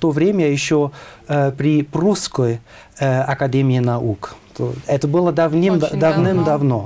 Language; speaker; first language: Russian; non-native, fluent; German